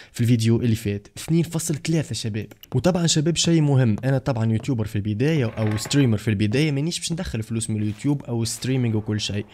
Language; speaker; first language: Arabic; native; Arabic